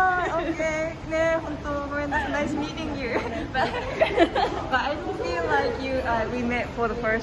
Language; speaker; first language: English; non-native, fluent; Japanese